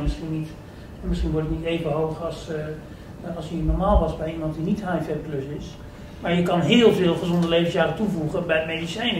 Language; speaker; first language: Dutch; native; Dutch